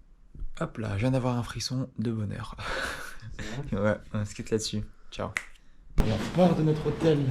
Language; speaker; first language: French; native; French